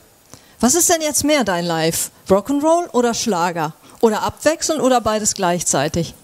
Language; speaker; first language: German; native; German